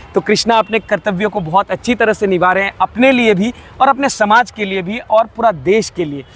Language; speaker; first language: Hindi; non-native, local second language; Assamese